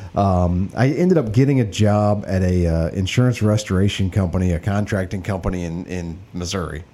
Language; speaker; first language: English; native; English